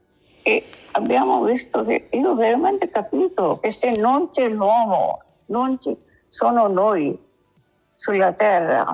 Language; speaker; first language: Italian; non-native, learner; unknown